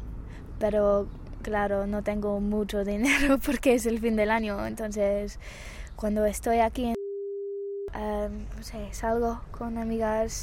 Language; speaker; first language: Spanish; non-native, fluent; English